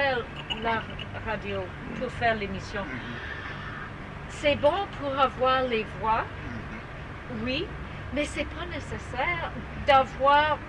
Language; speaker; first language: French; non-native, learner; English